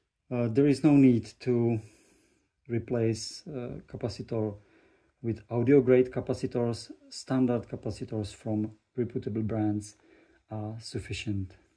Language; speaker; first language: English; non-native, fluent; Czech